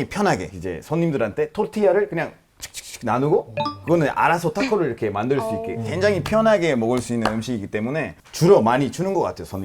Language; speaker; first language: Korean; non-native, fluent; Spanish